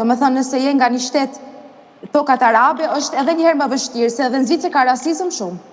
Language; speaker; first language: Albanian; early bilingual, heritage; Albanian